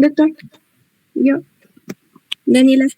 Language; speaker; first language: Spanish; native; Spanish